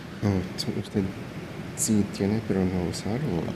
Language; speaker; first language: Spanish; early bilingual, heritage; English